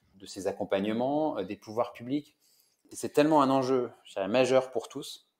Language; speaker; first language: French; native; French